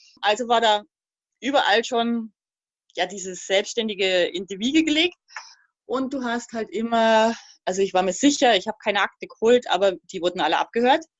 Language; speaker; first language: German; native; German